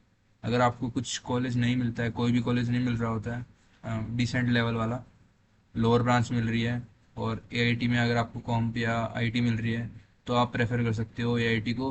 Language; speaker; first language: Hindi; native; Hindi